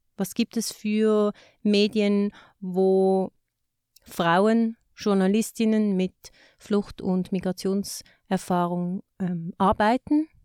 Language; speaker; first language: German; native; German